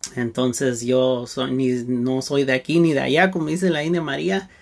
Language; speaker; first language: Spanish; early bilingual, heritage; Spanish